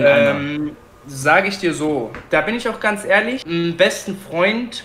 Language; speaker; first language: German; native; German